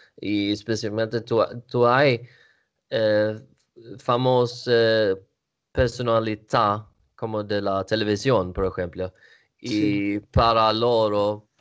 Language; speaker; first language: Italian; non-native, learner; Swedish